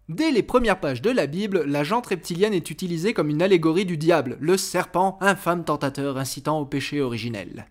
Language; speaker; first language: French; native; French